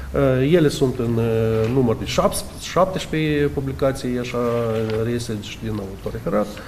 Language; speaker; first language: Romanian; native; Romanian